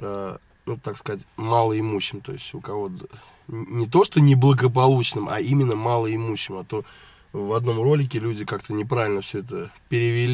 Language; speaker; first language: Russian; native; Russian